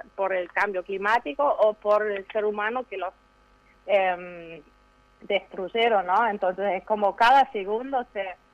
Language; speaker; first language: Spanish; non-native, fluent; German